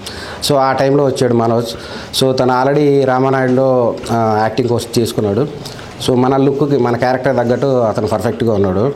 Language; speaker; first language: Telugu; native; Telugu